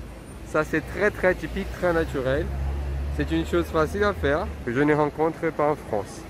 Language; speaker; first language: French; non-native, fluent; Portuguese